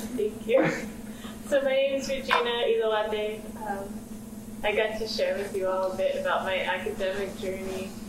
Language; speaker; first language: English; native; English